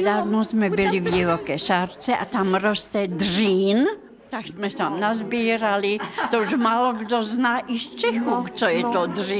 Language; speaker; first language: Czech; non-native, fluent; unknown